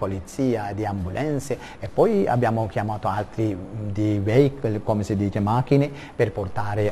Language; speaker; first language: Italian; non-native, learner; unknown